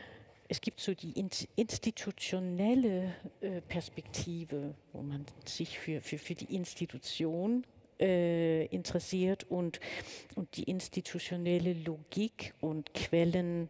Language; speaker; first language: German; non-native, fluent; Danish